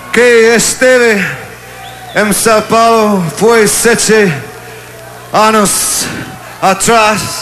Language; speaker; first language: Portuguese; non-native, learner; English